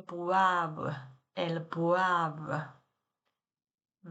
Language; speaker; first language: French; non-native, learner; Chinese